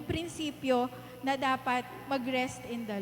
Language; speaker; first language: Filipino; native; Filipino